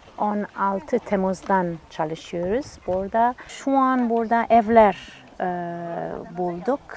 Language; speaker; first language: Turkish; non-native, learner; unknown